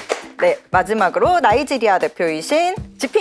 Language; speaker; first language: Korean; native; Korean